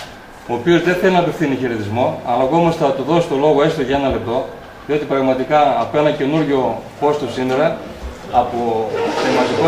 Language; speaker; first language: Greek; native; Greek